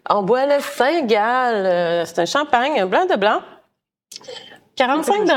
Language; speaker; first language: French; native; French